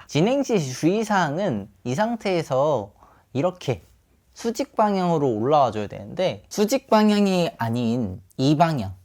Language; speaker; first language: Korean; native; Korean